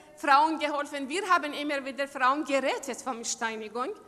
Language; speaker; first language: German; non-native, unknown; Persian